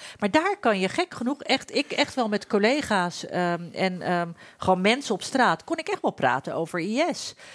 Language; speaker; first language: Dutch; early bilingual, other home language; Turkish